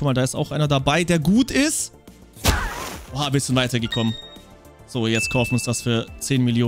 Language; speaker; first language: German; native; German